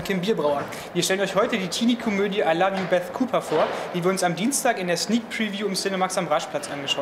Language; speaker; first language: German; native; German